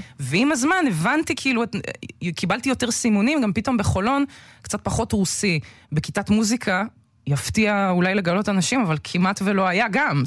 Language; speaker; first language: Hebrew; early bilingual, other home language; Russian